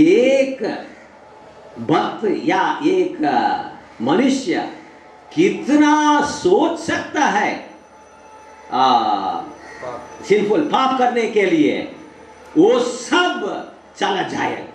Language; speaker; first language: Hindi; non-native, learner; English